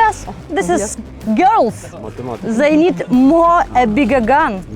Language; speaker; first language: English; non-native, learner; Ukrainian